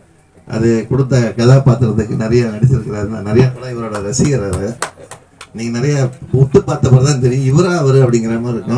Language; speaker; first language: Tamil; native; Tamil